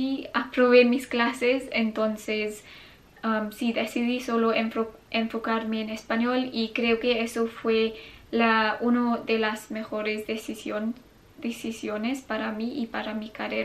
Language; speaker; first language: Spanish; non-native, fluent; English